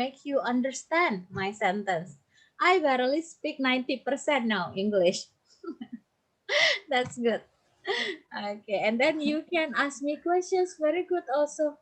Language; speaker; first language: English; non-native, fluent; Indonesian